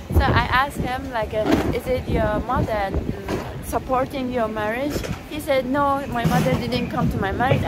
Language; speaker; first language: English; non-native, learner; Japanese